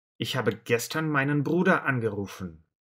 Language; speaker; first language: German; non-native, fluent; Russian